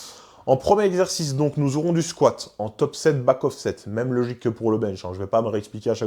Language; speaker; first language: French; native; French